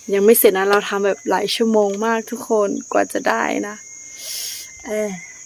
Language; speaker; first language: Thai; non-native, local second language; Karen languages